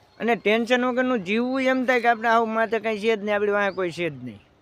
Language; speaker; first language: Gujarati; native; Gujarati